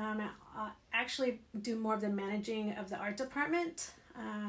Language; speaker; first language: English; native; English